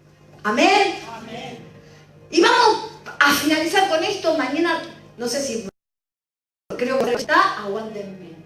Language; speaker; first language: Spanish; native; Spanish